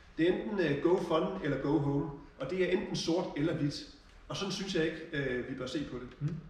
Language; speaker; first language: Danish; early bilingual, other home language; German